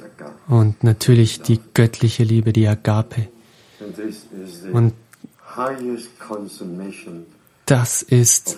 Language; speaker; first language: German; non-native, fluent; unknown